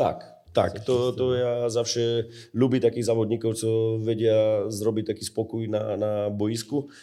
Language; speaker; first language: Polish; non-native, learner; Slovak